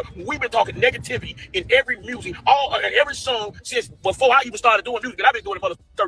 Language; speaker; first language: English; native; English